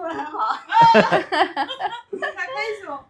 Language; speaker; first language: Chinese; non-native, learner; Marathi